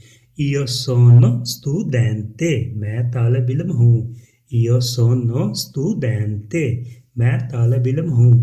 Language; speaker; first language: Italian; non-native, fluent; Urdu